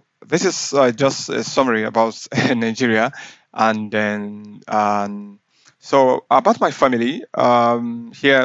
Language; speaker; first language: English; non-native, local second language; Yoruba